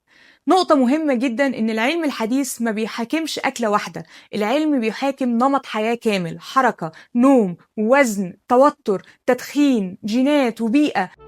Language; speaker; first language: Arabic; native; Arabic